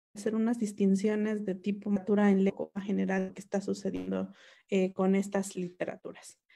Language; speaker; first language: Spanish; non-native, local second language; Mixtepec Mixtec